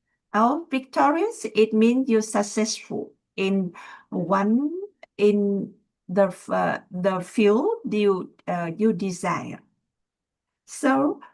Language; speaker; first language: English; non-native, learner; Vietnamese